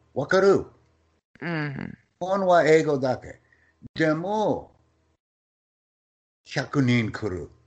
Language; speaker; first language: Japanese; non-native, learner; English